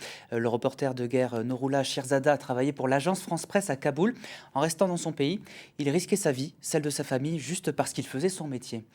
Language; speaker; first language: French; native; French